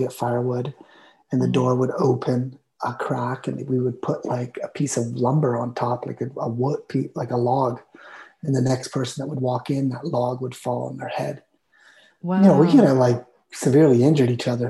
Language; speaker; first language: English; native; English